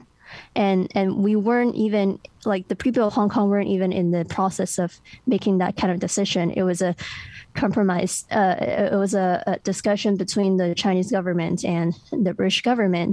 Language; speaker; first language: English; non-native, local second language; Cantonese